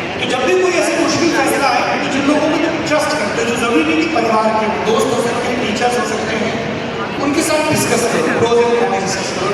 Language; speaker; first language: Hindi; non-native, local second language; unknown